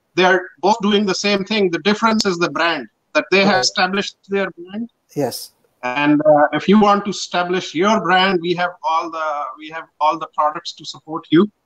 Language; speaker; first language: English; non-native, local second language; Pashto